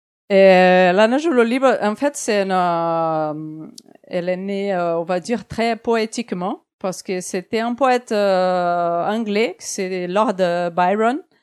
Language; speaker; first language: French; non-native, fluent; Portuguese